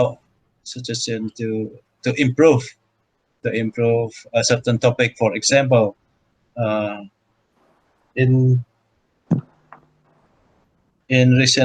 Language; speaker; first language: English; non-native, learner; Indonesian